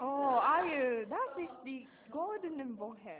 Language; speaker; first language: German; non-native, learner; Japanese